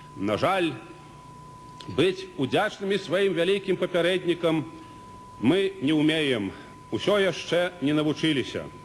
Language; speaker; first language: Belarusian; native; Belarusian